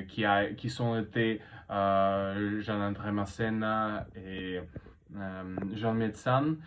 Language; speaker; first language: French; non-native, learner; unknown